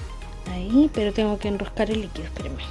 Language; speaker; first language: Spanish; native; Spanish